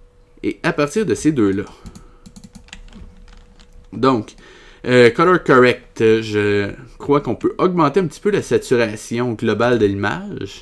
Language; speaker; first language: French; native; French